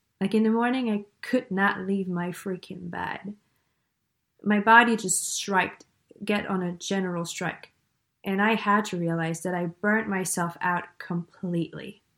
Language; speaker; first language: English; non-native, fluent; German